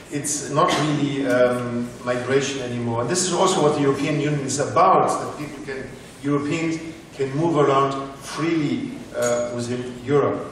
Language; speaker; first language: English; non-native, fluent; German